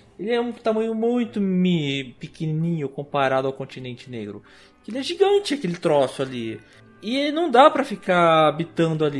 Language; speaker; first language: Portuguese; native; Portuguese